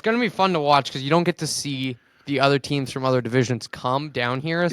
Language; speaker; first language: English; native; English